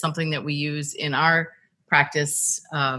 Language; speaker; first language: English; native; English